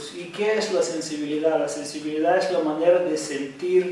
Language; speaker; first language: Spanish; non-native, fluent; Bulgarian